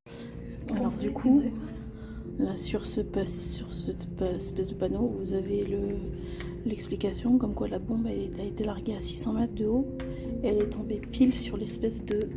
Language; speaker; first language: French; native; French